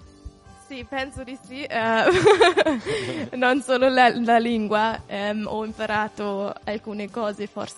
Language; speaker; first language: Italian; non-native, fluent; German